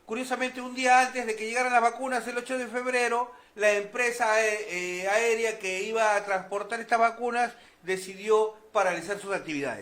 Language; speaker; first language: Spanish; native; Spanish